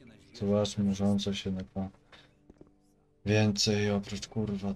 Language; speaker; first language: Polish; native; Polish